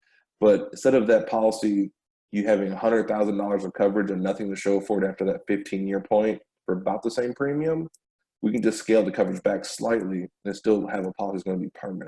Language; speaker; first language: English; native; English